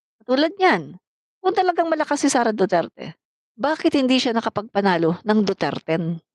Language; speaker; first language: Filipino; non-native, local second language; Cebuano